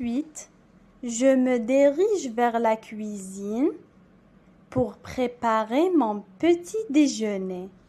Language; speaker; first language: French; non-native, local second language; Arabic